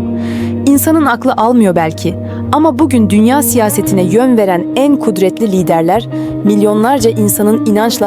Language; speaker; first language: Turkish; native; Turkish